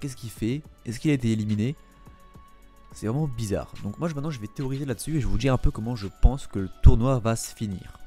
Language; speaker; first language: French; native; French